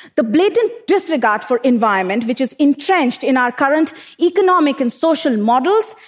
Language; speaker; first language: English; non-native, local second language; Hindi